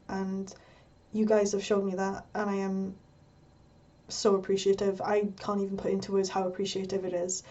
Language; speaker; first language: English; native; English